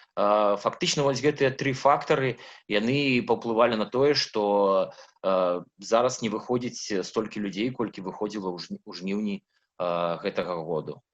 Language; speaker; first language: Belarusian; non-native, local second language; Russian